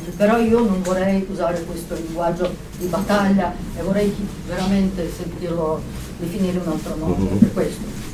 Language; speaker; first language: Italian; native; Italian